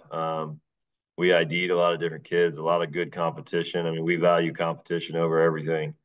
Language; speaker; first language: English; native; English